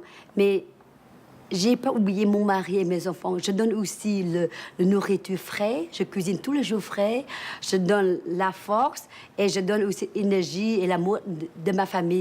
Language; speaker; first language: French; early bilingual, other home language; Vietnamese